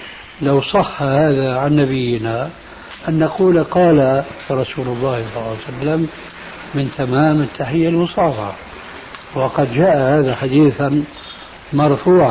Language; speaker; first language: Arabic; native; Arabic